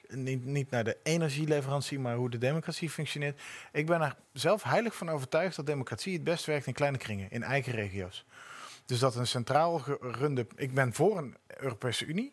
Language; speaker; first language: Dutch; native; Dutch